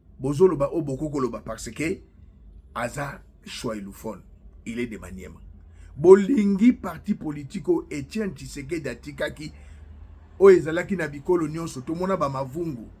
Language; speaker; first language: Lingala; non-native, local second language; Luba-Lulua